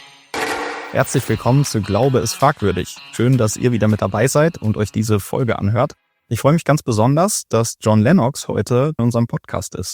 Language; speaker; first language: German; native; German